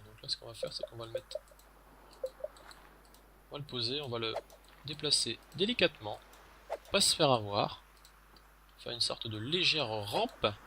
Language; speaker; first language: French; native; French